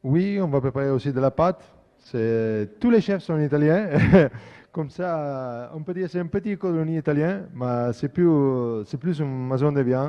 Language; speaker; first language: French; non-native, fluent; Italian